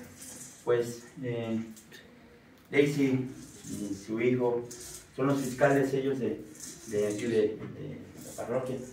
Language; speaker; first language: Spanish; native; Spanish